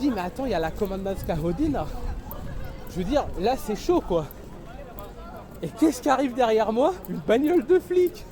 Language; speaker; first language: French; native; French